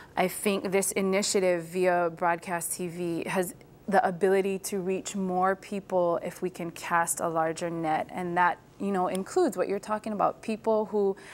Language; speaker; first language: English; native; English